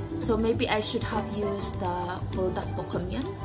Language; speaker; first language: English; non-native, local second language; Cebuano